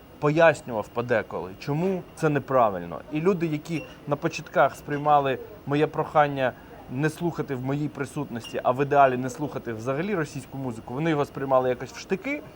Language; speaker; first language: Ukrainian; native; Ukrainian